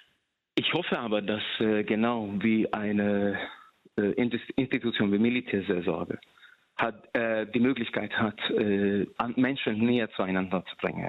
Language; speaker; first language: German; non-native, fluent; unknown